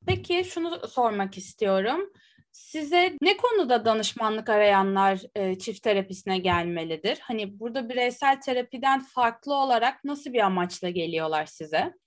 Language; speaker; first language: Turkish; native; Turkish